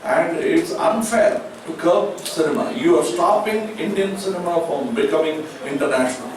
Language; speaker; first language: English; non-native, local second language; Tamil